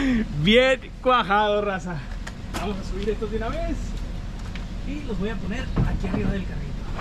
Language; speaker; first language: Spanish; native; Spanish